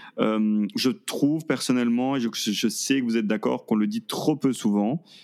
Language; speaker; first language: French; native; French